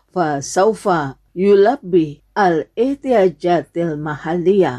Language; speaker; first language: Arabic; non-native, fluent; Indonesian